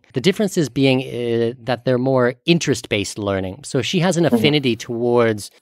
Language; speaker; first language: English; native; English